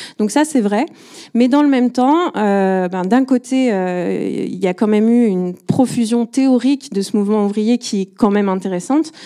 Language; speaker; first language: French; native; French